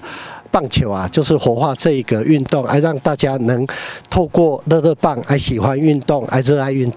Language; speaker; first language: Chinese; native; Chinese